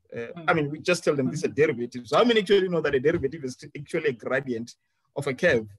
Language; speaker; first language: English; non-native, local second language; Venda